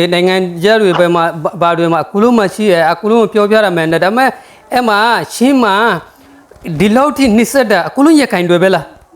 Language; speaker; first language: Burmese; non-native, local second language; Rohingya